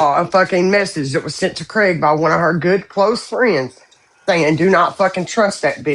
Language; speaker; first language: English; native; English